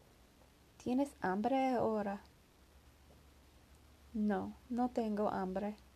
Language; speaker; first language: Spanish; non-native, learner; English